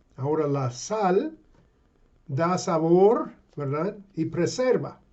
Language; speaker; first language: Spanish; non-native, fluent; English